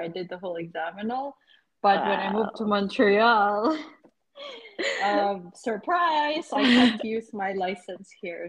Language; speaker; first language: English; non-native, local second language; Cebuano